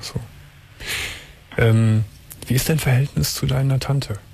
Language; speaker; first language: German; native; German